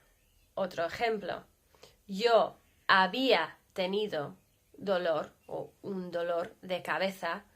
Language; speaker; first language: Spanish; non-native, fluent; English